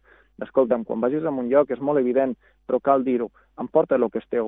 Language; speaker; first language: Catalan; native; Catalan